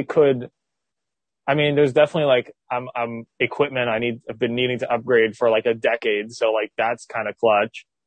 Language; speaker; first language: English; native; English